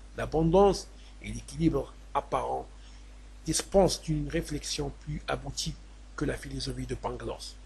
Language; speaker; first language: French; non-native, local second language; Arabic